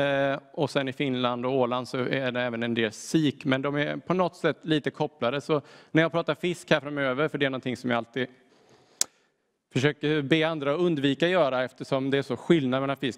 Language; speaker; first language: Swedish; native; Swedish